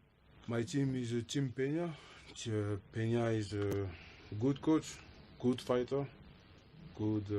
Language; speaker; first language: English; non-native, learner; French